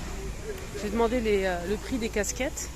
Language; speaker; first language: French; native; French